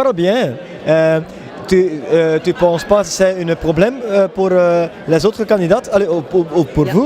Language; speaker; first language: French; non-native, learner; Dutch